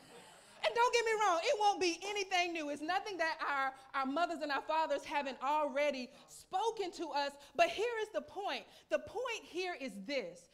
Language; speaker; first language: English; native; English